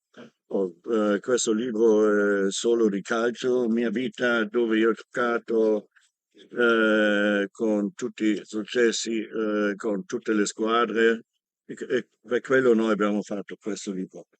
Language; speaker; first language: Italian; non-native, learner; German